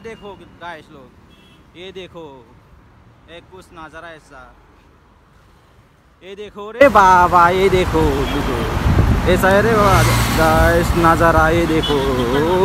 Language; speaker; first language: Hindi; non-native, local second language; Bodo